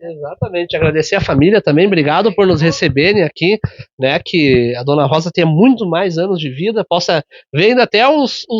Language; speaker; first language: Portuguese; native; Portuguese